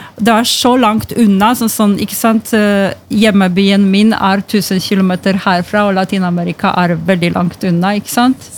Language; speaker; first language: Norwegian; non-native, fluent; Polish